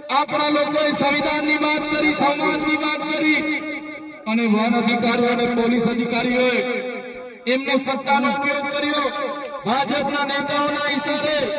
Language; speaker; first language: Gujarati; non-native, local second language; Bhili